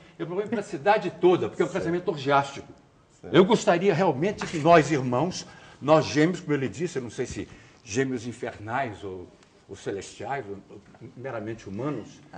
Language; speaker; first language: Portuguese; native; Portuguese